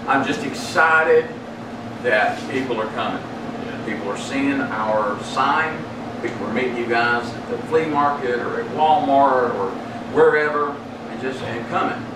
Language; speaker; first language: English; native; English